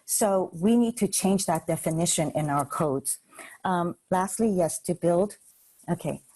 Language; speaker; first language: English; non-native, local second language; Cantonese